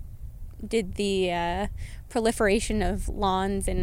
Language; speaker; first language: English; native; English